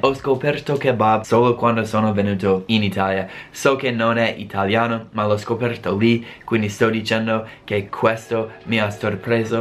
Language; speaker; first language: Italian; non-native, fluent; English